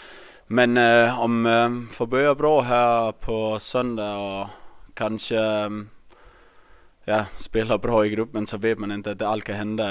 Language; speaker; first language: Swedish; non-native, fluent; Danish